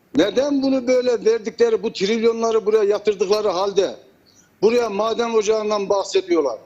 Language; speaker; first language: Turkish; native; Turkish